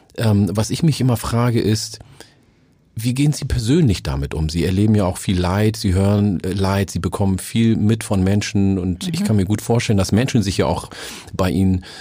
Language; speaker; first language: German; early bilingual, other home language; Oromo